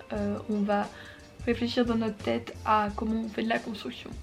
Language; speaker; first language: French; native; French